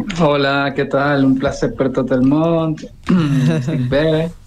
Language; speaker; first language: Catalan; non-native, learner; Spanish